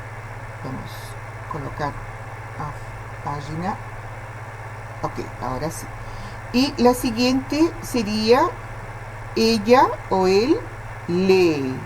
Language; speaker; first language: Spanish; non-native, fluent; Portuguese